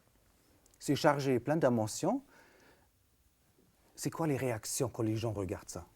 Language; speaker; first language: French; native; French